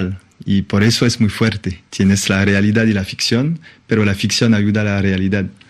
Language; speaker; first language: Spanish; non-native, fluent; French